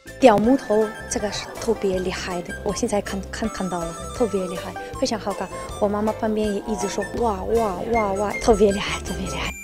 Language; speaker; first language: Chinese; non-native, fluent; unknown